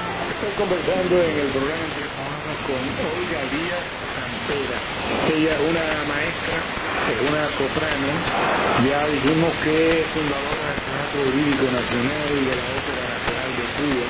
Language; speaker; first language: Spanish; native; Spanish